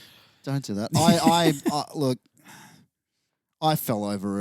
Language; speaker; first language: English; native; English